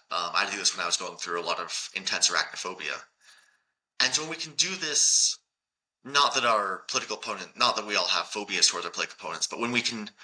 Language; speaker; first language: English; native; English